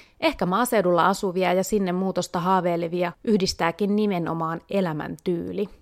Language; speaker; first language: Finnish; native; Finnish